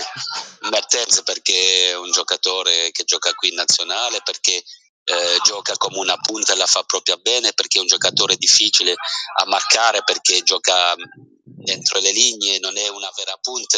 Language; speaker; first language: Italian; early bilingual, heritage; French